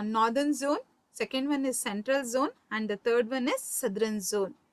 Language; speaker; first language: English; non-native, local second language; Kannada